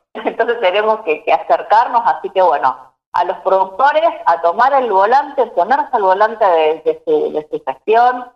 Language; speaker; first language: Spanish; native; Spanish